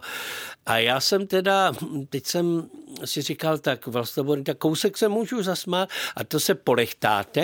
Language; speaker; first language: Czech; native; Czech